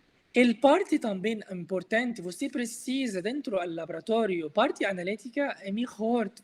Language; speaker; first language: Portuguese; non-native, learner; Arabic